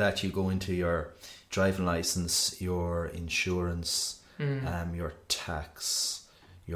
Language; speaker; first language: English; native; English